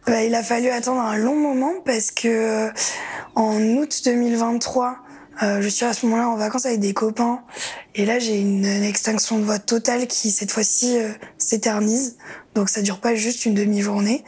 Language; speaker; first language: French; native; French